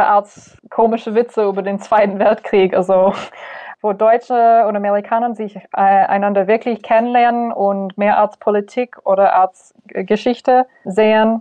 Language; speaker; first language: German; non-native, fluent; English